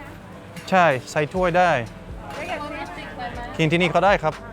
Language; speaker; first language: Thai; non-native, learner; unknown